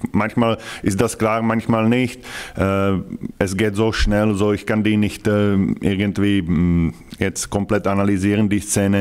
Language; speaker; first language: German; non-native, fluent; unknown